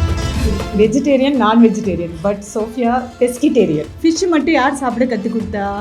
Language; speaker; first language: Tamil; native; Tamil